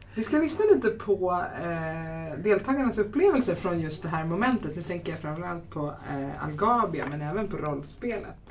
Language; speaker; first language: Swedish; native; Swedish